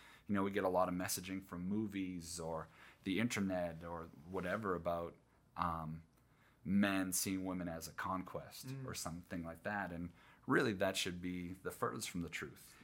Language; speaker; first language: English; native; English